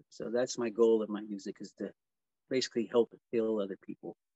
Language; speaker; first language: English; native; English